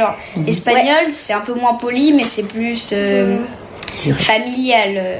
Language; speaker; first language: French; early bilingual, heritage; French